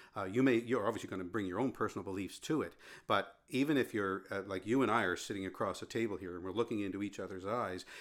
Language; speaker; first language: English; native; English